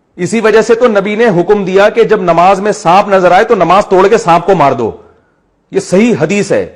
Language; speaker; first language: Urdu; native; Urdu